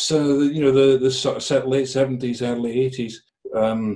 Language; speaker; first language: English; early bilingual, other home language; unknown